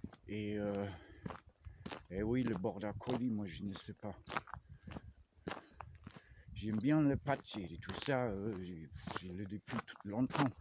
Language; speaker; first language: French; non-native, fluent; German